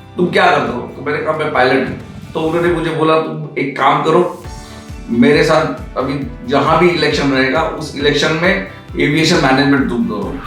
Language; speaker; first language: Hindi; non-native, local second language; Marathi